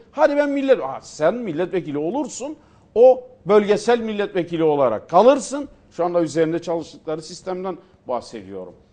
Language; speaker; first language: Turkish; native; Turkish